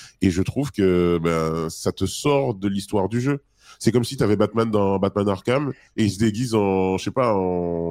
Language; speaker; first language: French; native; French